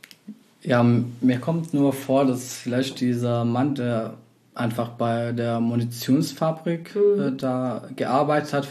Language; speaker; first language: German; non-native, fluent; Arabic